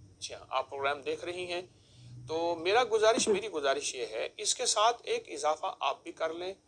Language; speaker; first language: Urdu; native; Urdu